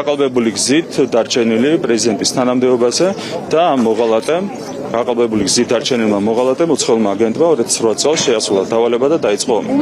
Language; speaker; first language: Georgian; native; Georgian